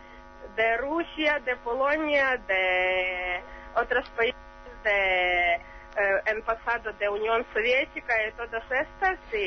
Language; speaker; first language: Spanish; non-native, learner; Ukrainian